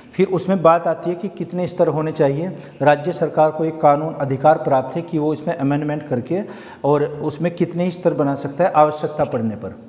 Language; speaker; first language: Hindi; native; Hindi